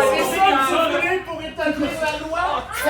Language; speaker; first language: French; native; French